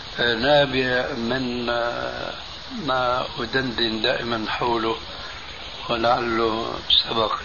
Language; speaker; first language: Arabic; early bilingual, other home language; Albanian